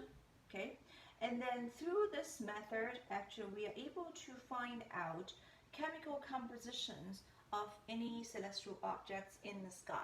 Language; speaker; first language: English; non-native, fluent; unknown